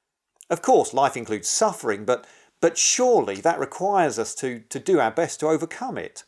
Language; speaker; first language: English; native; English